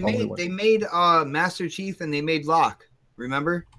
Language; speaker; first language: English; native; English